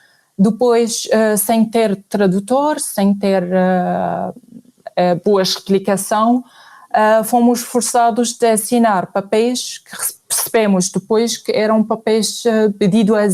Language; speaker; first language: Portuguese; non-native, fluent; Arabic